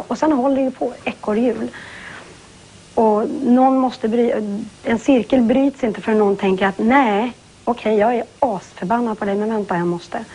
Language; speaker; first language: Swedish; native; Swedish